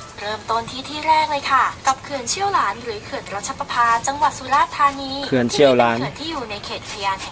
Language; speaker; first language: Thai; native; Thai